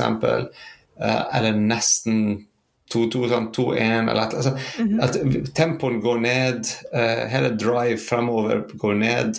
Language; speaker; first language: Norwegian; non-native, fluent; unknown